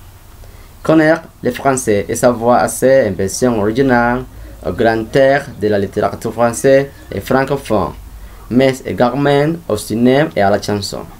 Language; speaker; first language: French; non-native, learner; Spanish